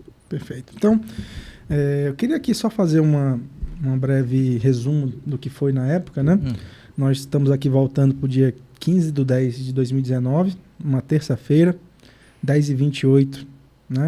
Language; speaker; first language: Portuguese; native; Portuguese